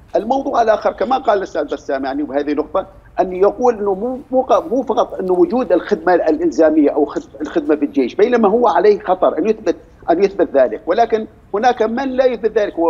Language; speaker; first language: Arabic; native; Arabic